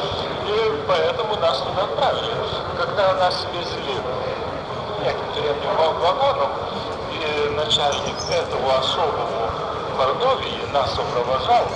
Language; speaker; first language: Russian; non-native, fluent; Lithuanian